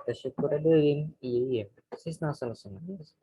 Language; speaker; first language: Turkish; non-native, fluent; Indonesian